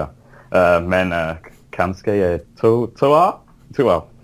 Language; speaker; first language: Swedish; non-native, learner; English